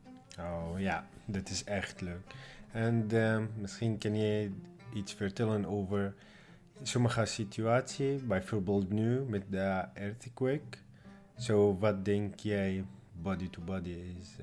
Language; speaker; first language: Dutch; non-native, learner; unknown